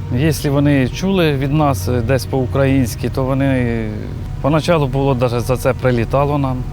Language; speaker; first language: Ukrainian; native; Ukrainian